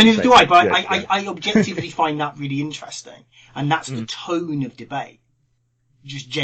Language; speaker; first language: English; native; English